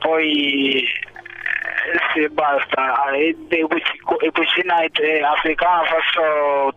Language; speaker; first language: Italian; non-native, learner; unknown